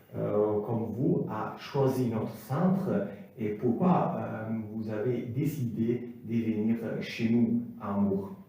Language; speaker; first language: French; non-native, fluent; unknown